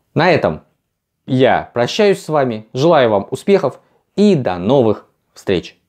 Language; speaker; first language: Russian; native; Russian